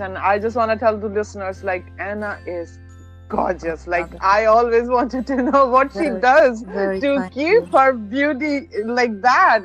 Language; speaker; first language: English; non-native, local second language; Hindi